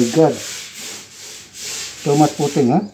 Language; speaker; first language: English; non-native, learner; Filipino